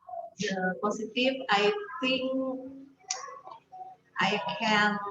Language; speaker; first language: English; non-native, learner; Indonesian